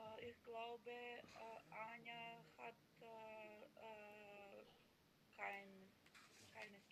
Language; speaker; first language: German; non-native, learner; Macedonian